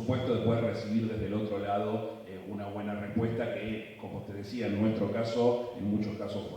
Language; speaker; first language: Spanish; native; Spanish